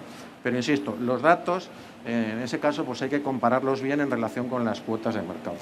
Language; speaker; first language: Spanish; native; Spanish